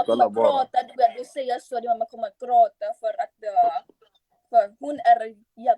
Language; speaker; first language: Swedish; non-native, learner; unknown